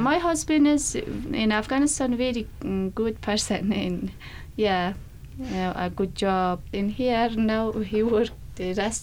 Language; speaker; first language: English; non-native, learner; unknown